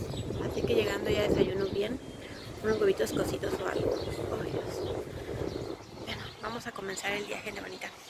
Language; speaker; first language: Spanish; native; Spanish